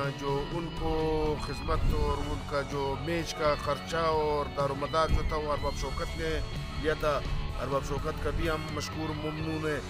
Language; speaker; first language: Urdu; non-native, local second language; Pashto